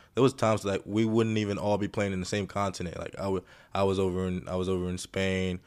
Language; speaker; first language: English; early bilingual, other home language; Greek